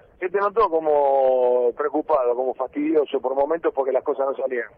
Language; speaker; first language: Spanish; native; Spanish